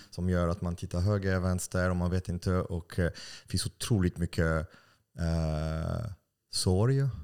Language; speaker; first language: Swedish; non-native, fluent; French